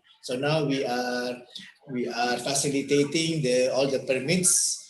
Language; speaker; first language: English; non-native, fluent; Indonesian